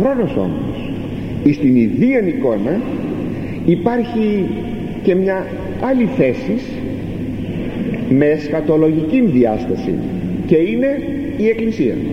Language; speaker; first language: Greek; native; Greek